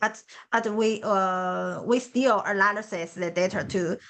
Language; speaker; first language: English; non-native, learner; Chinese